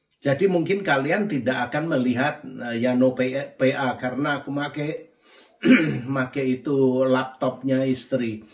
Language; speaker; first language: Indonesian; native; Indonesian